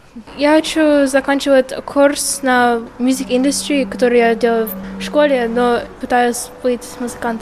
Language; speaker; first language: Russian; early bilingual, heritage; Russian